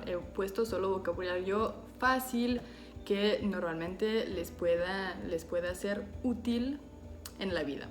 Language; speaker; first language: Spanish; non-native, fluent; French